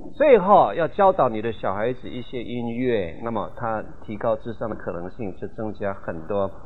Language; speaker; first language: Chinese; non-native, local second language; Min Nan Chinese